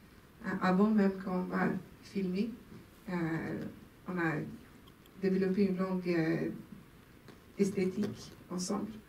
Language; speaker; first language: French; non-native, local second language; Swedish